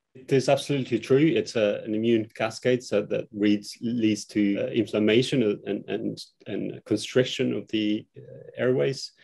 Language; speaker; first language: English; non-native, fluent; Albanian